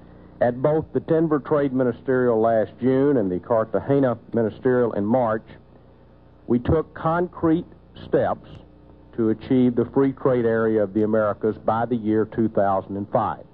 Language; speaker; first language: English; native; English